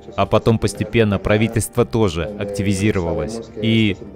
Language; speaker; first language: Russian; non-native, fluent; Spanish